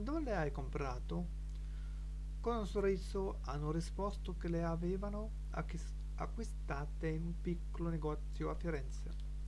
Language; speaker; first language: Italian; non-native, learner; German